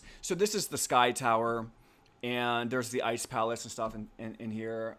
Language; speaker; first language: English; native; English